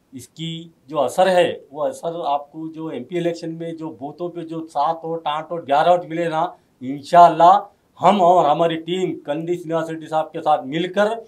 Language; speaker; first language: Hindi; non-native, local second language; Urdu